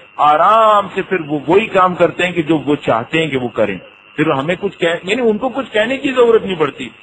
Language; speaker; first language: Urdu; native; Urdu